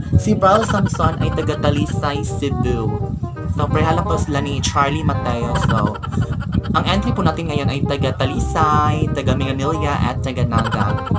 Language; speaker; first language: Filipino; non-native, local second language; Cebuano